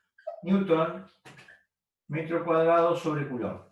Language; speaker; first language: Spanish; native; Spanish